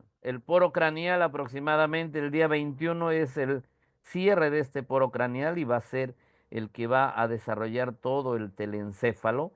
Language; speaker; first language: Spanish; native; Spanish